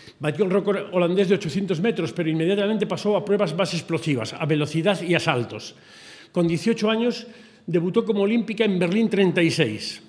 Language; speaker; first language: Spanish; native; Spanish